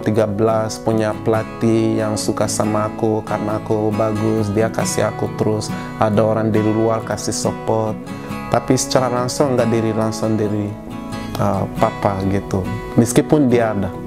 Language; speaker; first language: Indonesian; non-native, fluent; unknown